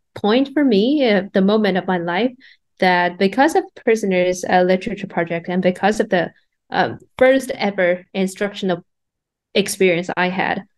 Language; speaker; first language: English; non-native, fluent; Chinese